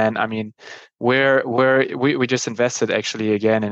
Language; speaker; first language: English; non-native, fluent; German